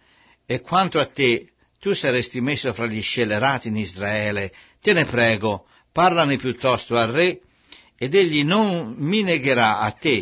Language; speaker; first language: Italian; native; Italian